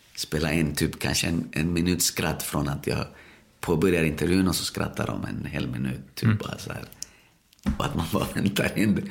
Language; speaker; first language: Swedish; early bilingual, other home language; Spanish